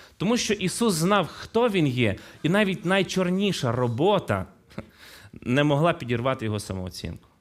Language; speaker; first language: Ukrainian; non-native, local second language; Russian